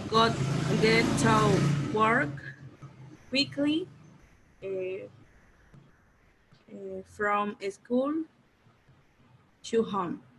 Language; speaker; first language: English; non-native, learner; Spanish